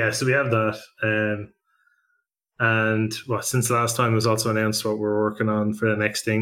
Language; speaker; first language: English; native; English